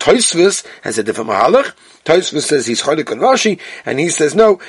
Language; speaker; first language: English; native; English